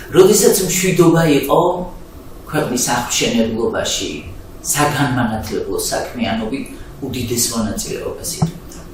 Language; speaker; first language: Georgian; native; Georgian